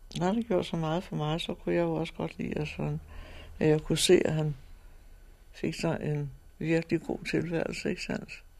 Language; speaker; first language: Danish; native; Danish